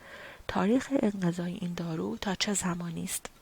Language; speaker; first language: Persian; native; Persian